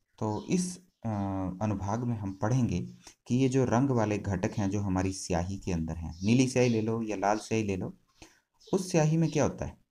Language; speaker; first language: Hindi; native; Hindi